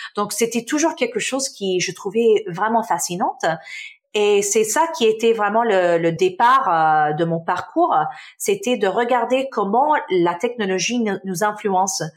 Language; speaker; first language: French; non-native, local second language; Arabic